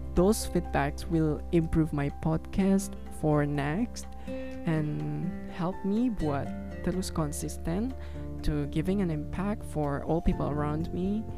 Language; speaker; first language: English; non-native, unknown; Indonesian